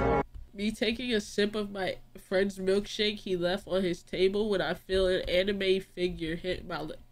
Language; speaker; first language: English; native; English